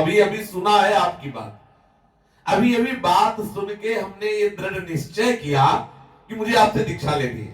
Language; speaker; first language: Hindi; native; Hindi